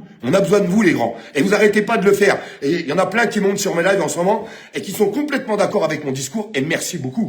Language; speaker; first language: French; native; French